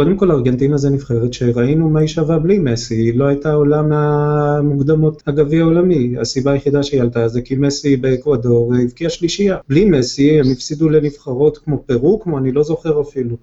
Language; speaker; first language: Hebrew; native; Hebrew